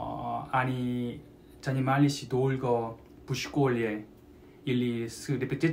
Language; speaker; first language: Russian; non-native, learner; Korean